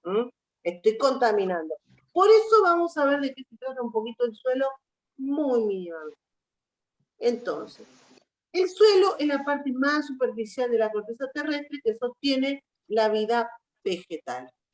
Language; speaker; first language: Spanish; native; Spanish